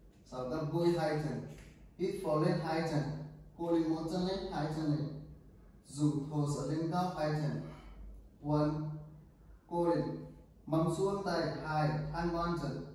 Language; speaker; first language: Vietnamese; non-native, learner; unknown